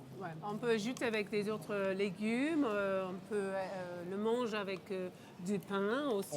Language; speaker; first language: French; non-native, local second language; English